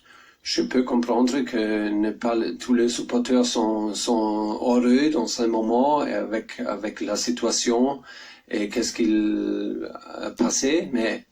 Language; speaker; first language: French; non-native, learner; German